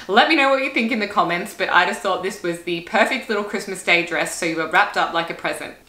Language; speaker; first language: English; native; English